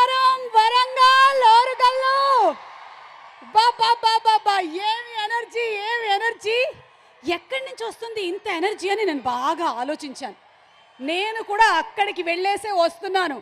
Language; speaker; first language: Telugu; native; Telugu